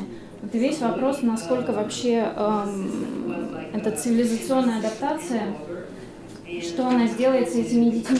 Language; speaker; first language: Russian; native; Russian